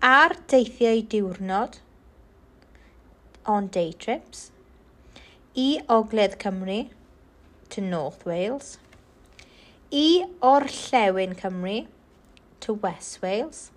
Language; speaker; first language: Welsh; non-native, local second language; English